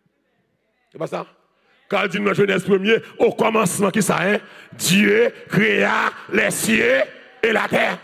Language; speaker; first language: French; non-native, learner; Haitian Creole